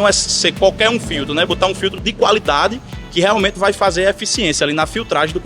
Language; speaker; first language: Portuguese; native; Portuguese